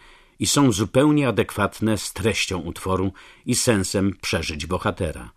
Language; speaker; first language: Polish; native; Polish